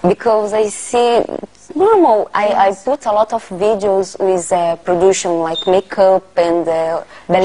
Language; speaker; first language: English; non-native, learner; Portuguese